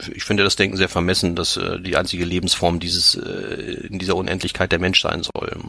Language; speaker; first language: German; native; German